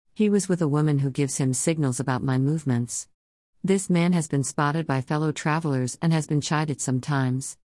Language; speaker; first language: English; non-native, local second language; Tamil